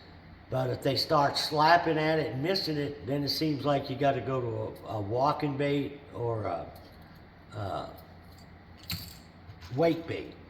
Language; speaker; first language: English; native; English